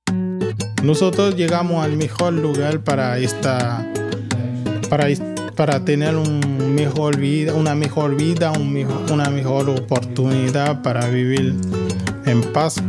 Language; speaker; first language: Spanish; non-native, fluent; Haitian Creole